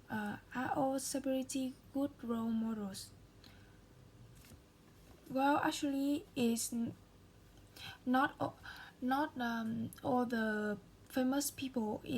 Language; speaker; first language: English; non-native, learner; Vietnamese